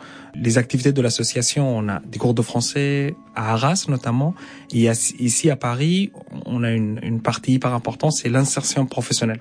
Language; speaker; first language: French; non-native, fluent; Arabic